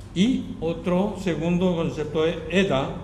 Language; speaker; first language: Spanish; non-native, fluent; Korean